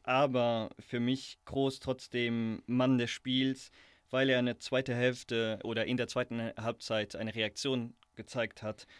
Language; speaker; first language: German; native; German